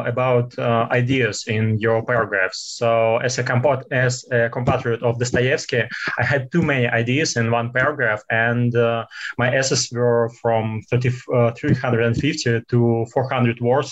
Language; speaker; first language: English; non-native, fluent; Russian